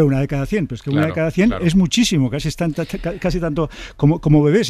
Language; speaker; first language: Spanish; native; Spanish